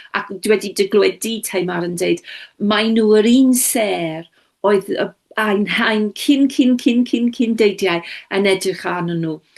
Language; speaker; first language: Welsh; non-native, local second language; English